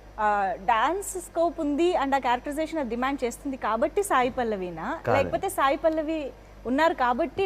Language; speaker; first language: Telugu; native; Telugu